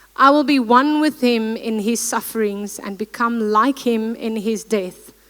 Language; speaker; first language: English; non-native, local second language; Afrikaans